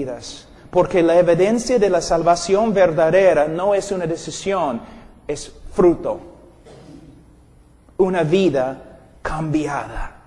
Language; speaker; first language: Spanish; non-native, fluent; English